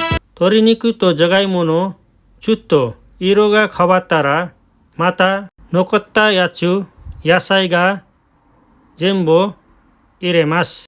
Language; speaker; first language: Japanese; non-native, learner; Nepali